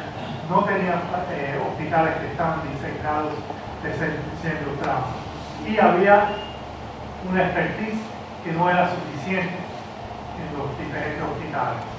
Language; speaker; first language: Spanish; early bilingual, heritage; Spanish